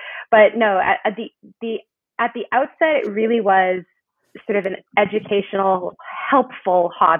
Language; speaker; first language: English; native; English